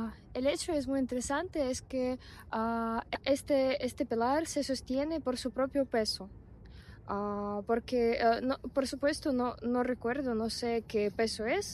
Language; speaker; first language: Spanish; non-native, fluent; Russian